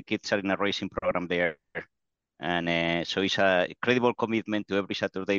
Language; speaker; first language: English; non-native, fluent; Spanish